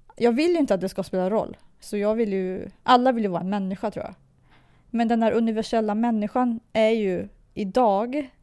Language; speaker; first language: Swedish; early bilingual, other home language; Persian